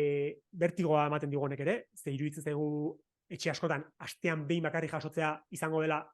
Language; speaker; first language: Basque; native; Basque